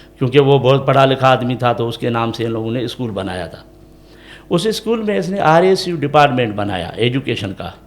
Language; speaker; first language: Urdu; non-native, local second language; Sindhi